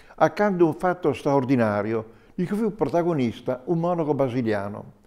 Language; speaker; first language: Italian; native; Italian